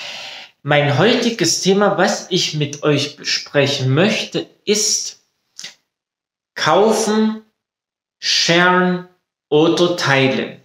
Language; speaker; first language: German; native; German